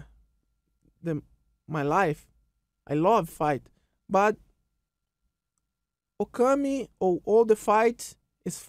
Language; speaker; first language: English; non-native, learner; Portuguese